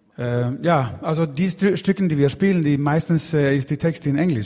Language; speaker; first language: German; non-native, fluent; Swedish